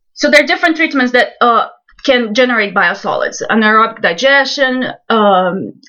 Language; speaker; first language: English; non-native, fluent; Portuguese